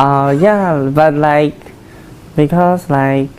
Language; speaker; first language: English; non-native, learner; Chinese